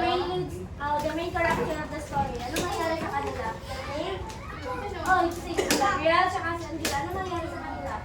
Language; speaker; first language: Filipino; non-native, local second language; Cebuano